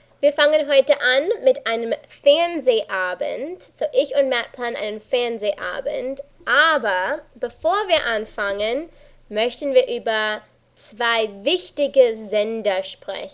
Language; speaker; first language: German; non-native, fluent; English